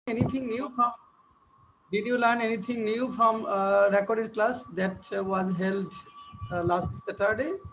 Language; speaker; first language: English; non-native, local second language; Bangla